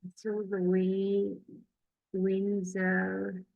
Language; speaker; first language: English; non-native, learner; Kazakh